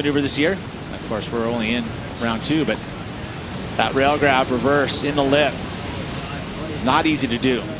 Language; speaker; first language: English; native; English